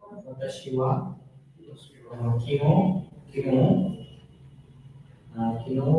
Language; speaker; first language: Japanese; non-native, learner; Bangla